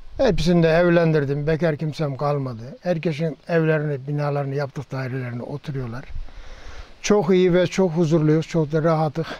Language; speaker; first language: Turkish; native; Turkish